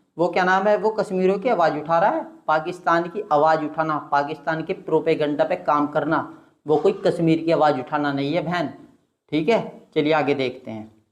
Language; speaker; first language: Hindi; native; Hindi